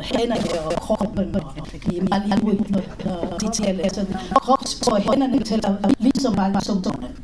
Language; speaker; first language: Danish; non-native, fluent; Hebrew